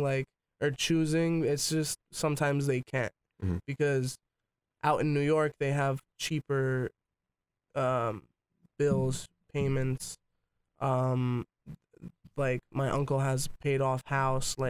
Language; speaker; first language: English; native; English